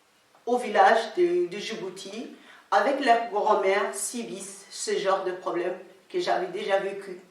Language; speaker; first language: French; non-native, local second language; Somali